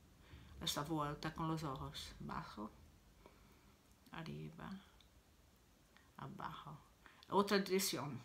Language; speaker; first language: Spanish; non-native, learner; Italian